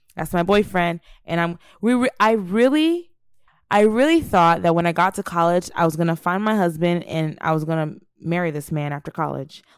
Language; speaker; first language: English; native; English